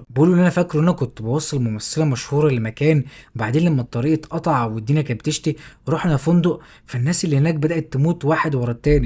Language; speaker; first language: Arabic; native; Arabic